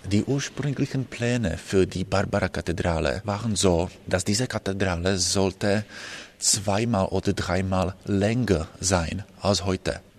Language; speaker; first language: German; non-native, fluent; Czech